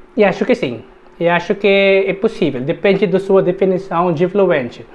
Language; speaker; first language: Portuguese; non-native, learner; Filipino